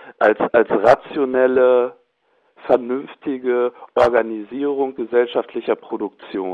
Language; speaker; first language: German; native; German